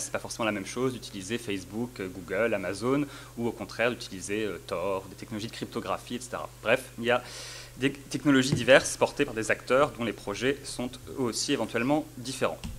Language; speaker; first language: French; native; French